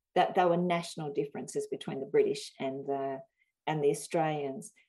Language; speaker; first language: English; native; English